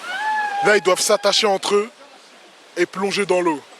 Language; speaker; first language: French; native; French